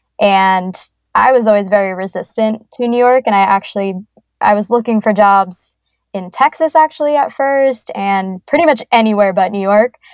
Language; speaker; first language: English; native; English